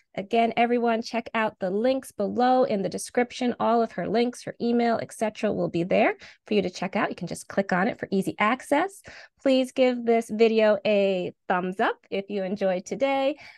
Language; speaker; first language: English; native; English